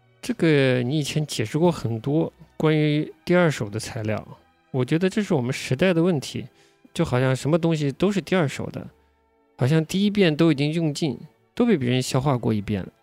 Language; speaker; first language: Chinese; native; Chinese